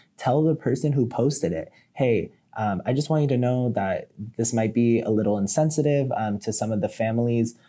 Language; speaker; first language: English; native; English